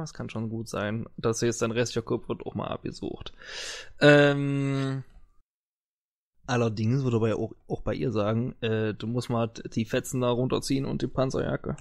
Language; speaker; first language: German; native; German